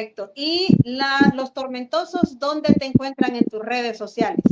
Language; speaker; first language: Spanish; native; Spanish